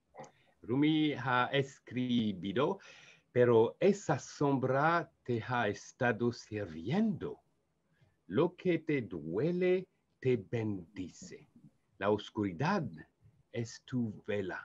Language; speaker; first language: Spanish; non-native, learner; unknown